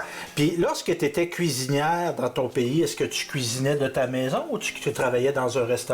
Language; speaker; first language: French; native; French